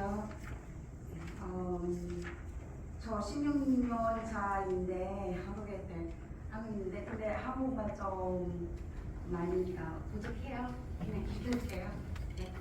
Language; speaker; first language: Korean; non-native, learner; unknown